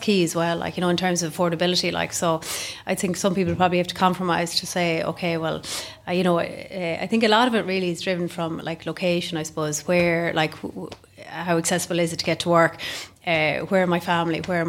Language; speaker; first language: English; native; English